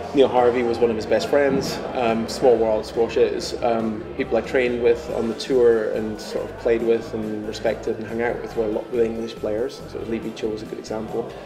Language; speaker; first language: English; native; English